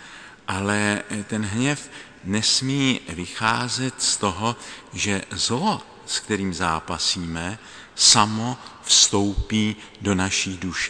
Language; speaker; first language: Czech; native; Czech